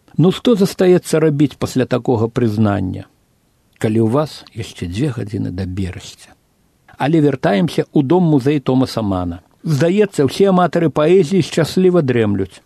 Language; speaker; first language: Belarusian; native; Belarusian